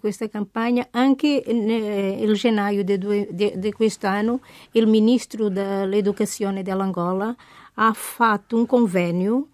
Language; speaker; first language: Italian; non-native, fluent; Portuguese